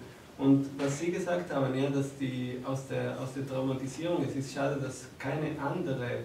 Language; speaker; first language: German; non-native, fluent; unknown